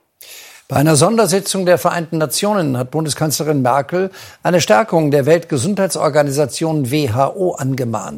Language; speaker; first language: German; native; German